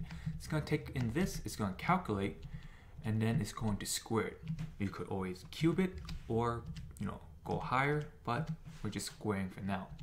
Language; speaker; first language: English; native; English